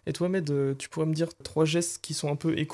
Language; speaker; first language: French; native; French